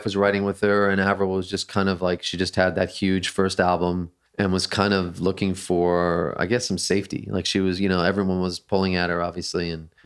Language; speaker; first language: English; native; English